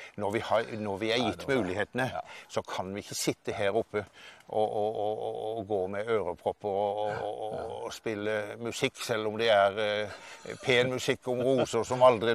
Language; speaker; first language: Norwegian; native; Norwegian